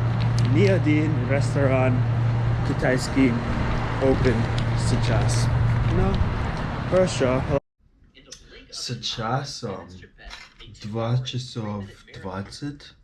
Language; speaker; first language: Russian; non-native, learner; English